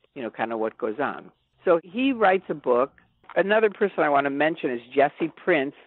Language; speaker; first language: English; native; English